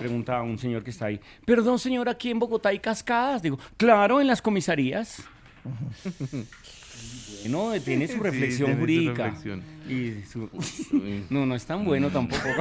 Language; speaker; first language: Spanish; native; Spanish